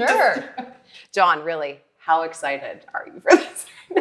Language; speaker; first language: English; native; English